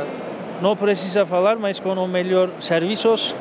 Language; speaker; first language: Portuguese; non-native, learner; Turkish